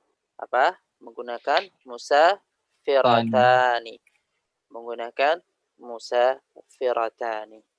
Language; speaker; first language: Indonesian; native; Indonesian